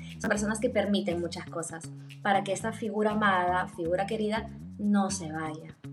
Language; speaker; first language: Spanish; native; Spanish